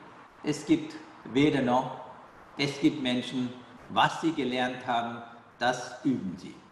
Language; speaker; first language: German; non-native, fluent; Sinhala